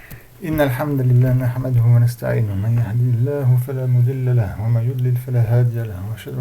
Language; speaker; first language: Arabic; non-native, fluent; French